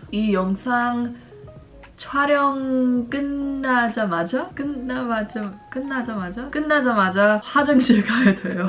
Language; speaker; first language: Korean; early bilingual, heritage; Korean